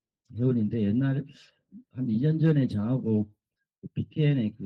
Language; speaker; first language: Korean; native; Korean